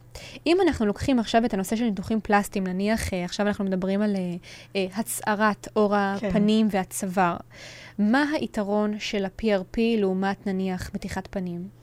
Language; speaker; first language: Hebrew; native; Hebrew